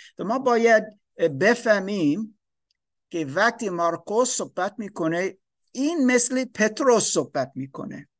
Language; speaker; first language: Persian; non-native, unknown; German